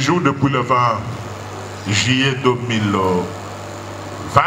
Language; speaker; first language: French; non-native, local second language; Luba-Lulua